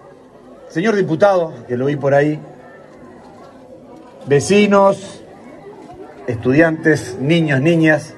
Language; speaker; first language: Spanish; native; Spanish